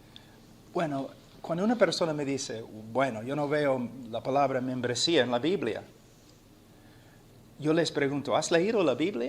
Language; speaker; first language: Spanish; non-native, fluent; English